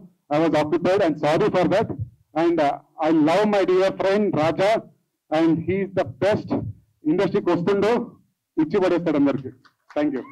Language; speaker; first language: Telugu; native; Telugu